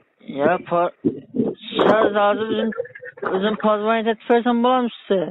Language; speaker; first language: Russian; non-native, learner; Uzbek